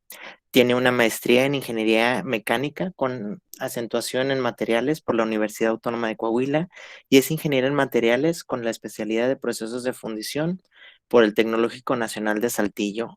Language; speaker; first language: Spanish; native; Spanish